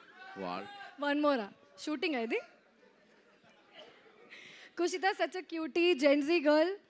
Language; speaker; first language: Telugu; non-native, fluent; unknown